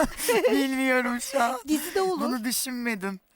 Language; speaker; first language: Turkish; native; Turkish